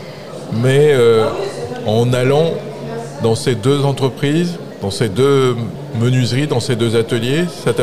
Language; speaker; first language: French; native; French